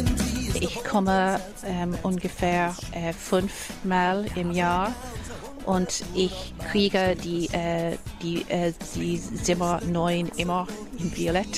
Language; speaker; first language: German; non-native, learner; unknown